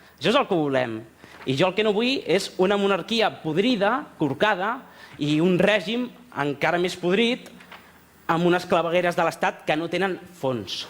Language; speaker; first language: Catalan; early bilingual, other home language; Spanish